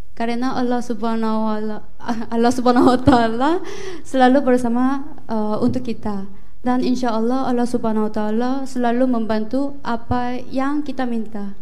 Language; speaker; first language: Indonesian; non-native, fluent; Korean